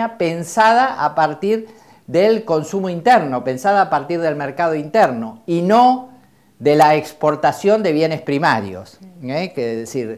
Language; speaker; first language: Spanish; native; Spanish